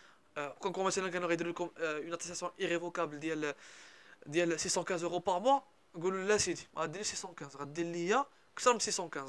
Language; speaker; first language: Arabic; native; Arabic